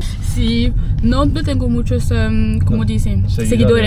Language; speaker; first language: Spanish; non-native, learner; French